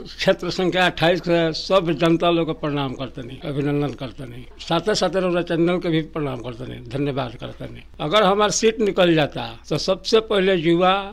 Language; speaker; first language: Hindi; native; Hindi